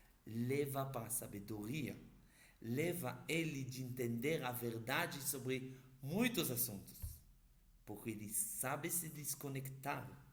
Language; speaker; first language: Portuguese; non-native, fluent; Hebrew